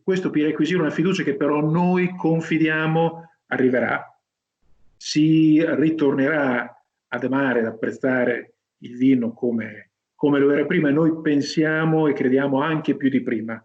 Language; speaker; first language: Italian; native; Italian